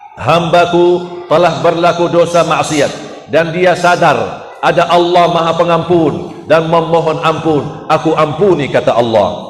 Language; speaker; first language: Malay; non-native, fluent; Arabic